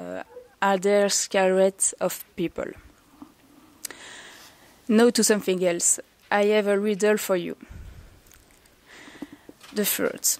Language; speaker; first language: English; non-native, learner; French